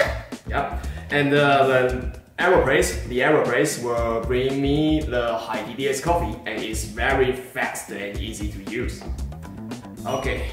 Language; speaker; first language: English; non-native, learner; Chinese